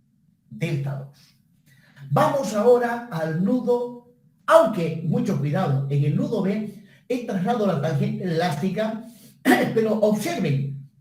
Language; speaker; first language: Spanish; native; Spanish